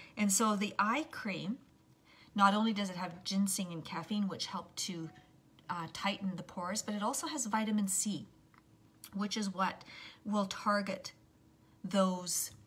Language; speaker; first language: English; native; English